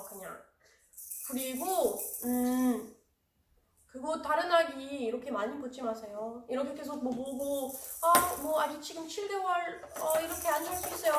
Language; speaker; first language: Korean; non-native, learner; French